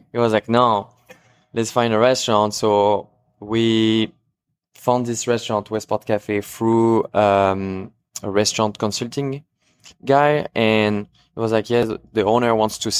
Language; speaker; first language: English; non-native, fluent; French